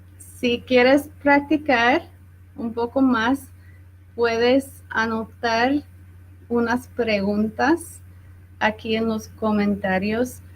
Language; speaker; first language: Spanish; non-native, fluent; English